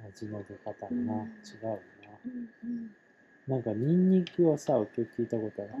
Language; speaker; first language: Japanese; native; Japanese